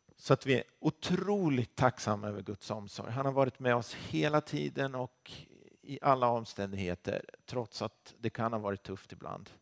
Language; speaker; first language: Swedish; native; Swedish